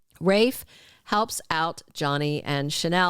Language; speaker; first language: English; native; English